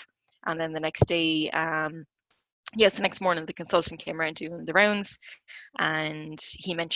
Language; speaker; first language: English; native; English